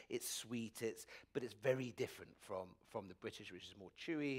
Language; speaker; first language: English; native; English